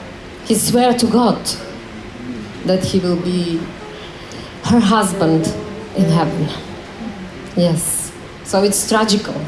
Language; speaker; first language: English; non-native, learner; Macedonian